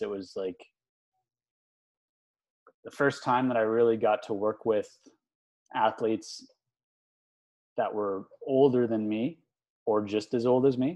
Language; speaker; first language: English; native; English